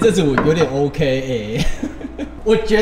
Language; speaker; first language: Chinese; native; Chinese